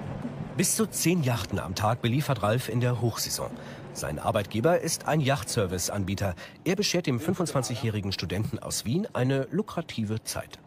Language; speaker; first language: German; native; German